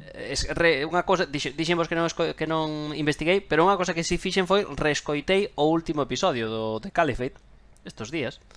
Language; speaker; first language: Galician; non-native, local second language; Spanish